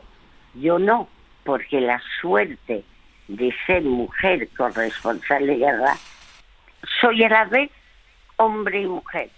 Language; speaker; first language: Spanish; early bilingual, other home language; French